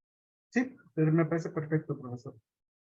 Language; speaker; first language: Spanish; native; Spanish